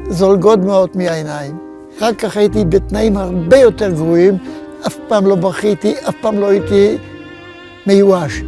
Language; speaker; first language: Hebrew; non-native, fluent; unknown